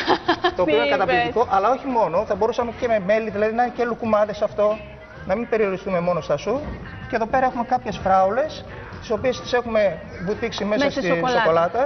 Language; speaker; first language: Greek; native; Greek